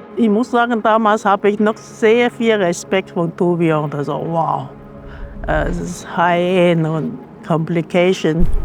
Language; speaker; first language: German; non-native, learner; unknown